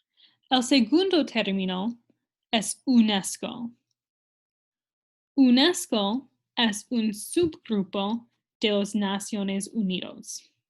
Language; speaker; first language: Spanish; non-native, fluent; English